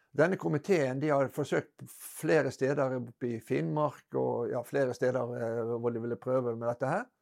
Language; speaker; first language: Norwegian; native; Norwegian